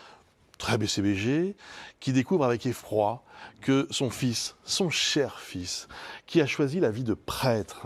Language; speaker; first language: French; native; French